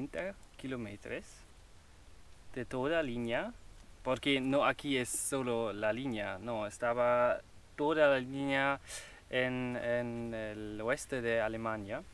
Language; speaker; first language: Spanish; non-native, learner; German